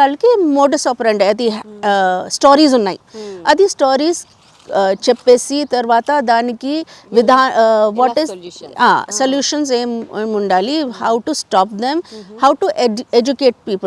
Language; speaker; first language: Telugu; non-native, fluent; Hindi